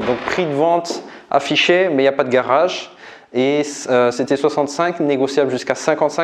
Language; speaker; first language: French; native; French